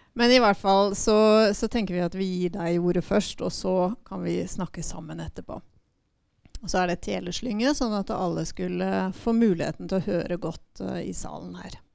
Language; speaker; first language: Norwegian; native; Norwegian